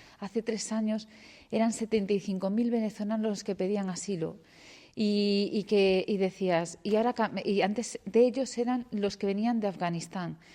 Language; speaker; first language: Spanish; native; Spanish